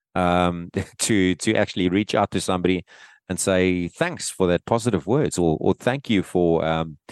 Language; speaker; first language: English; native; English